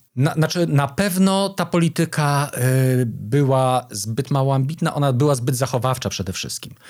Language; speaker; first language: Polish; native; Polish